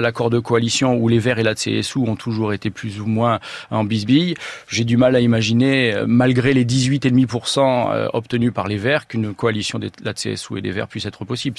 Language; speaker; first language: French; native; French